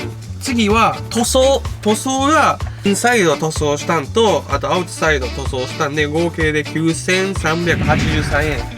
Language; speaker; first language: Japanese; native; Japanese